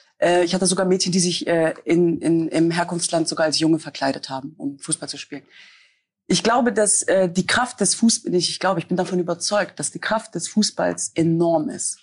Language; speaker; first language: German; native; German